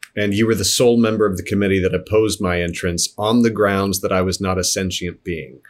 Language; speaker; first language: English; native; English